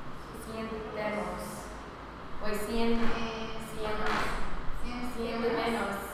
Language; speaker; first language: Spanish; non-native, learner; English